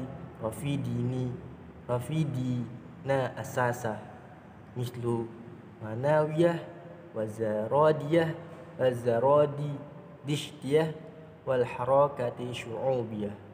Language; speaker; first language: Arabic; non-native, learner; Indonesian